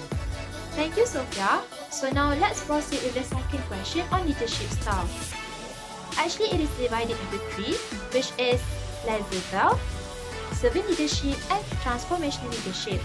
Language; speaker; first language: English; non-native, local second language; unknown